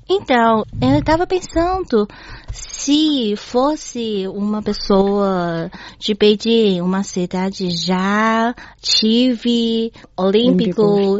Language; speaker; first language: Portuguese; non-native, learner; Chinese